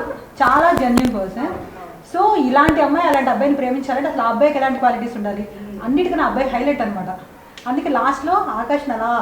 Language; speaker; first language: Telugu; native; Telugu